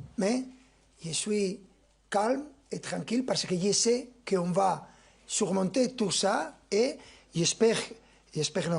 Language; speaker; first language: French; non-native, fluent; Spanish